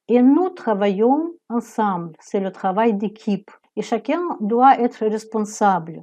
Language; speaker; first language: French; non-native, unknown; Ukrainian